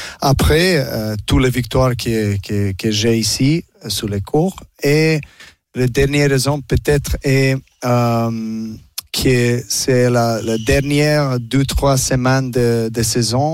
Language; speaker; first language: French; non-native, learner; Serbian